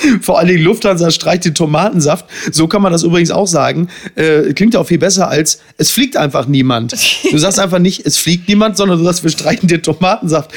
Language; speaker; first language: German; native; German